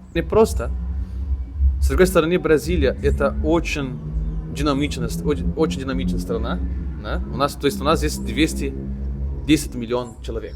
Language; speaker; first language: Russian; non-native, fluent; Portuguese